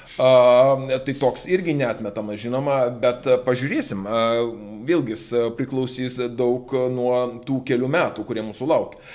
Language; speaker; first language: Lithuanian; non-native, local second language; Russian